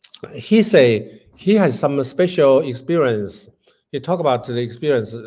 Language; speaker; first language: English; non-native, learner; Chinese